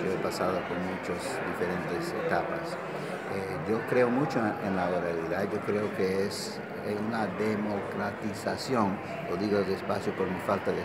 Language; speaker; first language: Spanish; non-native, learner; English